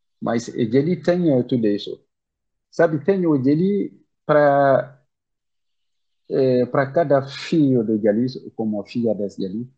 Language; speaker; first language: Portuguese; non-native, learner; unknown